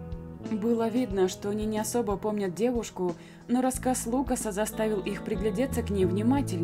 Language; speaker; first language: Russian; native; Russian